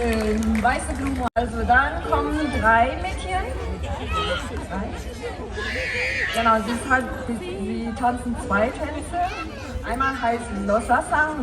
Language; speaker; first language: German; non-native, learner; Tibetan